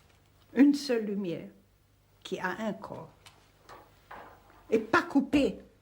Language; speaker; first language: French; non-native, fluent; Hungarian